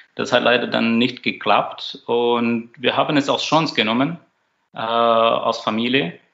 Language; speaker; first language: German; non-native, fluent; Slovak